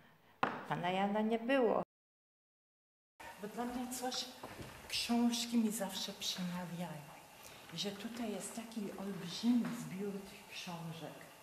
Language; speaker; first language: Polish; early bilingual, heritage; Polish